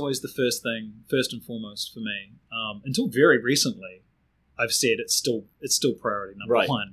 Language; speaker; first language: English; native; English